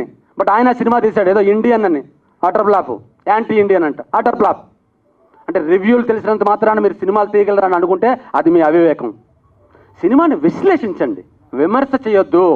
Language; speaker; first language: Telugu; native; Telugu